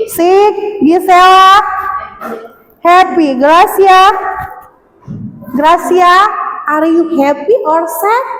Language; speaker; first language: English; non-native, learner; Indonesian